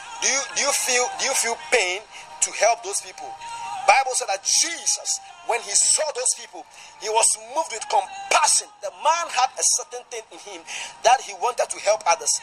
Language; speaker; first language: English; non-native, local second language; Akan